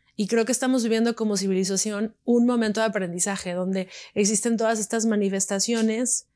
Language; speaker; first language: Spanish; native; Spanish